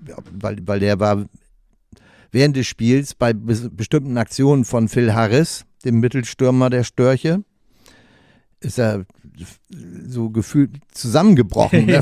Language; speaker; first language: German; native; German